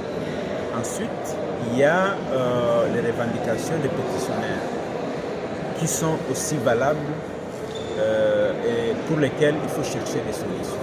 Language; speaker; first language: French; non-native, local second language; Swahili